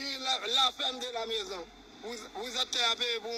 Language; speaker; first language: French; non-native, learner; Haitian Creole